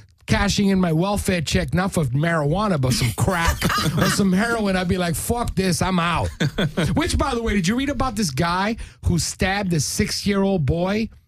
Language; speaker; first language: English; early bilingual, other home language; Spanish